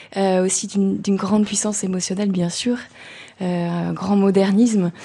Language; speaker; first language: French; native; French